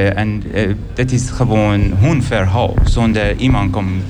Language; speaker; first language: Dutch; non-native, learner; Persian